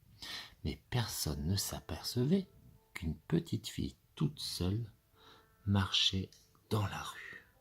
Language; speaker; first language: French; native; French